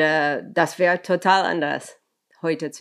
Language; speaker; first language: German; non-native, fluent; English